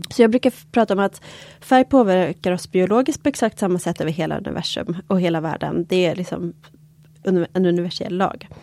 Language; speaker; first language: Swedish; early bilingual, other home language; Polish